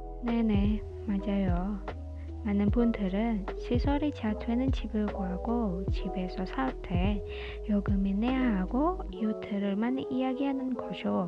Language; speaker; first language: Korean; non-native, learner; Indonesian